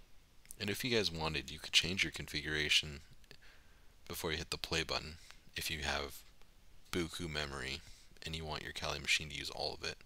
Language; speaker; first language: English; native; English